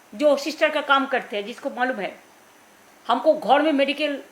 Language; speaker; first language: Hindi; non-native, local second language; Bangla